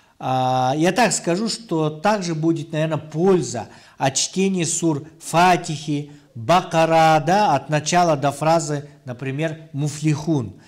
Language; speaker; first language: Russian; non-native, local second language; Kyrgyz